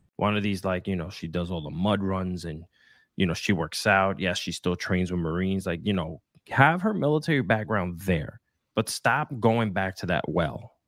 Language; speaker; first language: English; non-native, fluent; Spanish